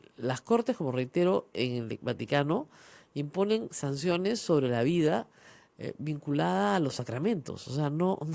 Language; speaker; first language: Spanish; native; Spanish